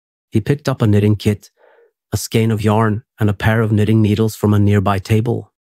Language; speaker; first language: English; native; English